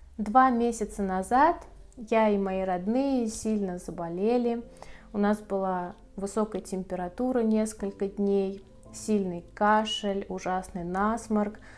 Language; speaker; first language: Russian; native; Russian